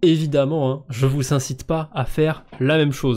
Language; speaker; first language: French; native; French